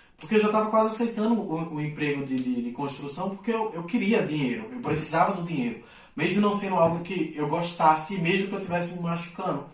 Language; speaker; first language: Portuguese; native; Portuguese